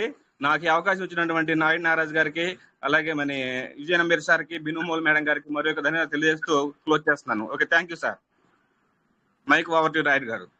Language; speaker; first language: Telugu; native; Telugu